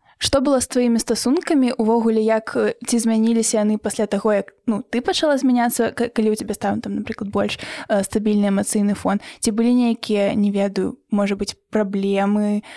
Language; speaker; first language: Belarusian; native; Belarusian